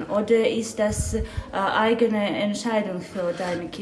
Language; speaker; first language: German; non-native, learner; Ukrainian